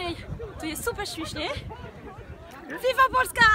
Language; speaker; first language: Polish; non-native, learner; French